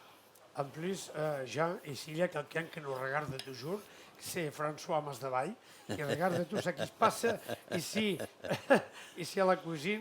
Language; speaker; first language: French; non-native, learner; Catalan